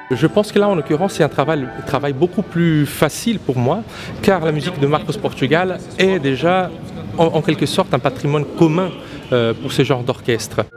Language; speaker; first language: French; non-native, fluent; Portuguese